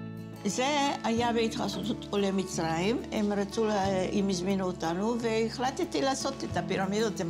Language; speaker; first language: Hebrew; non-native, fluent; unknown